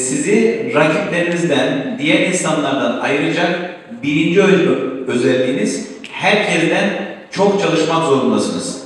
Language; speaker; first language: Turkish; native; Turkish